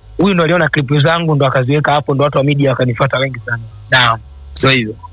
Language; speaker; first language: Swahili; native; Swahili